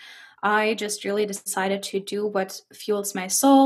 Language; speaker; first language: English; non-native, fluent; German